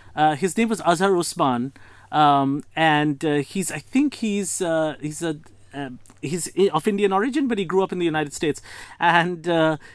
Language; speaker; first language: English; non-native, local second language; Bangla